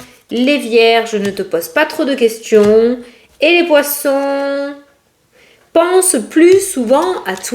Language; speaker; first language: French; native; French